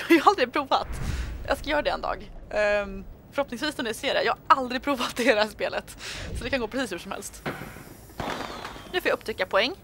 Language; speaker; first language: Swedish; native; Swedish